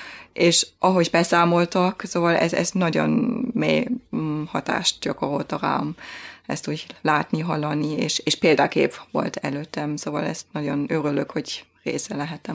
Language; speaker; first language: Hungarian; non-native, fluent; German